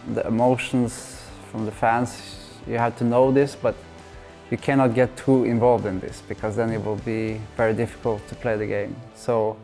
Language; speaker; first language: English; non-native, fluent; Norwegian